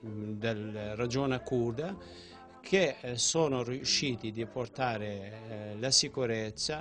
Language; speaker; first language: Italian; non-native, fluent; Central Kurdish